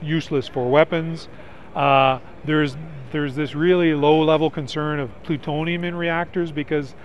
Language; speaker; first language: English; native; English